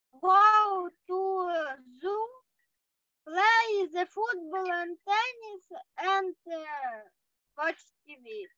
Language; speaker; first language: English; non-native, learner; Ukrainian